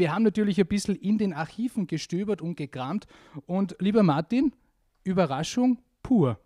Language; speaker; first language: German; native; German